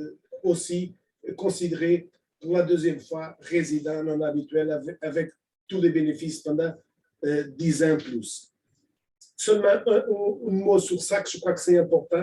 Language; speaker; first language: French; non-native, fluent; Portuguese